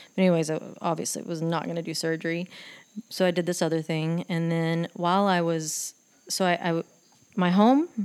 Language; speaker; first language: English; native; English